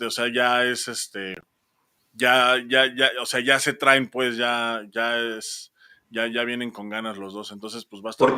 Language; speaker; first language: Spanish; native; Spanish